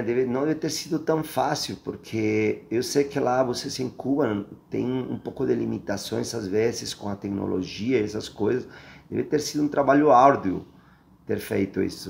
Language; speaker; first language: Portuguese; non-native, fluent; Spanish